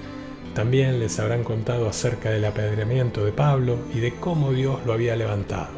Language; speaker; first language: Spanish; native; Spanish